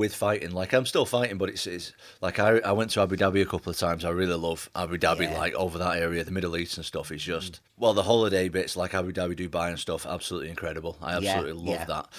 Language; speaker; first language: English; native; English